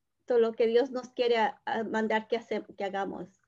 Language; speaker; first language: Spanish; native; Spanish